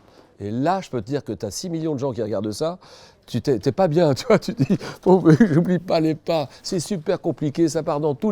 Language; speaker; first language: French; native; French